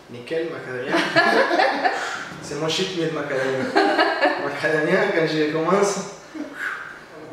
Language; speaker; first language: French; non-native, learner; Portuguese